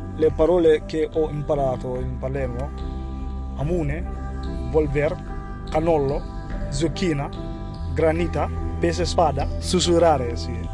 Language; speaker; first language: Italian; non-native, learner; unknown